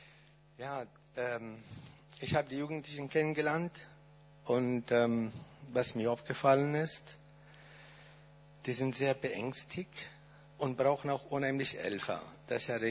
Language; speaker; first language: German; non-native, learner; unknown